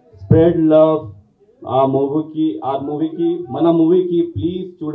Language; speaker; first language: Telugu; non-native, learner; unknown